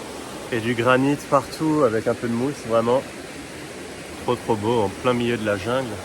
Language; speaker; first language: French; native; French